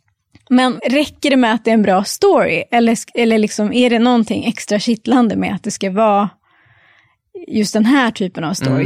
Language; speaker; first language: Swedish; native; Swedish